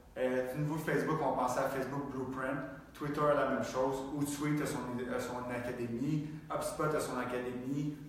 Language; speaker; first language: French; native; French